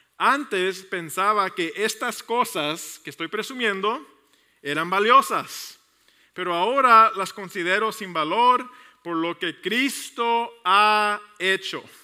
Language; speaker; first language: Spanish; early bilingual, heritage; Spanish